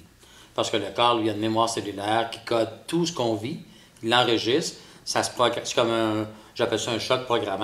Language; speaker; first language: French; native; French